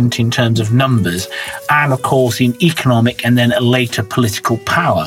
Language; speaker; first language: English; native; English